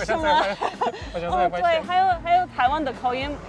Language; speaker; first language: Chinese; non-native, fluent; English